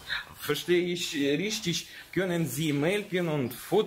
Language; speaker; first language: German; non-native, fluent; Russian